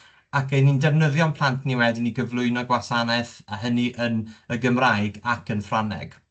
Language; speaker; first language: Welsh; native; Welsh